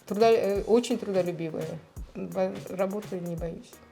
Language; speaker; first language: Russian; non-native, local second language; Kyrgyz